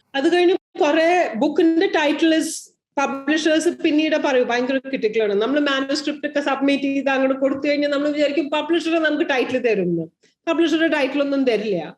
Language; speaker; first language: Malayalam; early bilingual, heritage; Malayalam